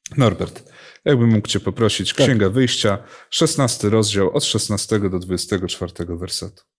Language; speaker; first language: Polish; native; Polish